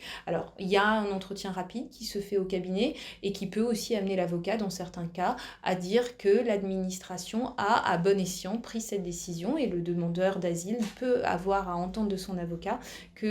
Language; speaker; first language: French; native; French